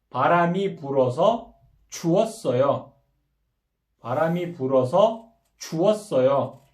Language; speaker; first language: Korean; non-native, fluent; Kyrgyz